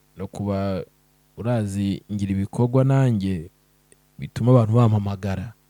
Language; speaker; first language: Kinyarwanda; native; Kinyarwanda